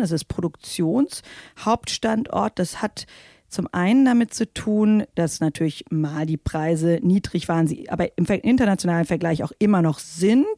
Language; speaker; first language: German; native; German